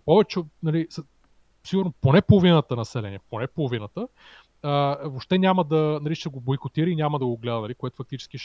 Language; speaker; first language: Bulgarian; native; Bulgarian